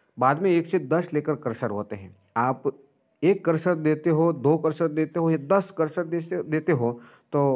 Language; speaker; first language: Hindi; non-native, local second language; Gujarati